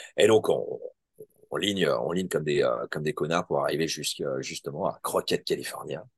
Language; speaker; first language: French; native; French